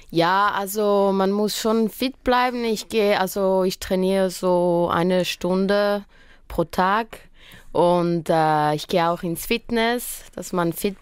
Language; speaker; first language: German; non-native, fluent; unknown